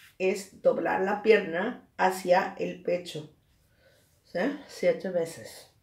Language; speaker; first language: Spanish; native; Spanish